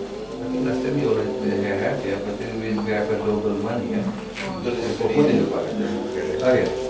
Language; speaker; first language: English; non-native, learner; Indonesian